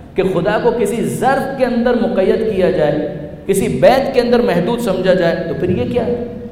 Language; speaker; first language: Urdu; non-native, local second language; Punjabi